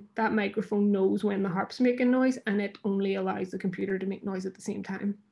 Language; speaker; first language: English; native; English